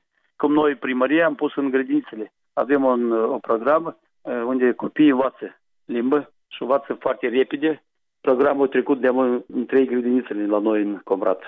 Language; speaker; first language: Romanian; non-native, local second language; Gagauz